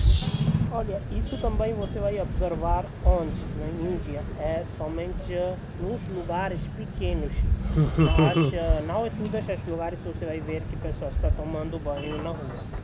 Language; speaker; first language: Portuguese; non-native, learner; Hindi